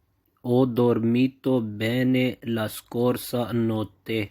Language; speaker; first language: Italian; non-native, fluent; Urdu